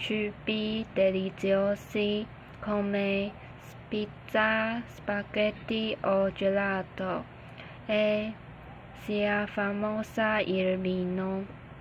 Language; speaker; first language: Italian; non-native, learner; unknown